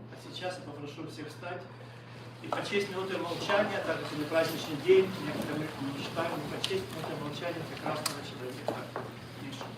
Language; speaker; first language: Russian; native; Russian